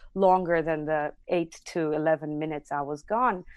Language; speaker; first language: English; non-native, fluent; Armenian